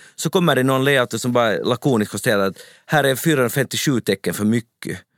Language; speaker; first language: Swedish; native; Swedish